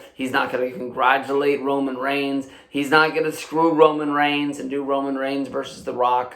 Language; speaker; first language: English; native; English